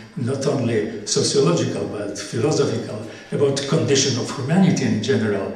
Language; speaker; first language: English; non-native, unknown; Polish